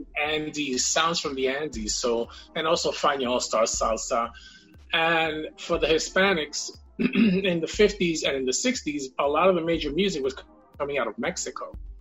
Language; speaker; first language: English; native; English